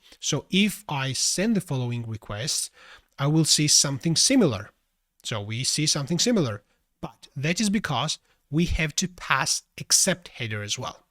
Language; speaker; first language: English; non-native, fluent; Georgian